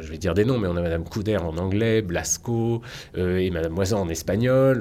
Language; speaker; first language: French; native; French